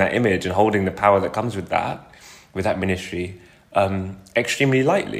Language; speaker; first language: English; native; English